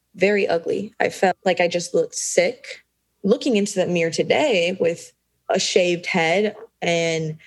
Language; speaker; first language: English; native; English